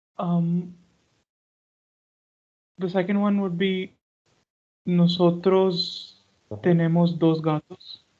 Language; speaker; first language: Spanish; non-native, learner; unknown